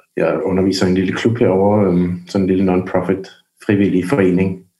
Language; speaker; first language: Danish; native; Danish